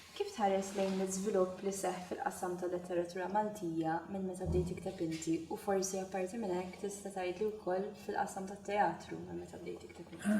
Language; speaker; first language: Maltese; native; Maltese